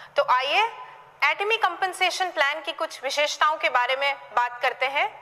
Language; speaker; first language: Hindi; native; Hindi